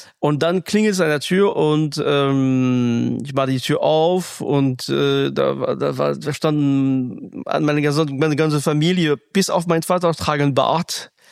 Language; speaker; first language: German; non-native, fluent; French